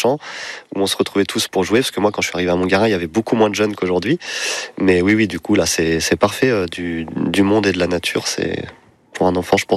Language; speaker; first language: French; native; French